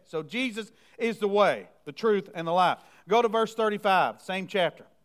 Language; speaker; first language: English; native; English